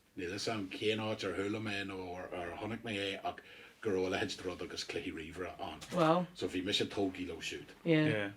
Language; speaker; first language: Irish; non-native, local second language; English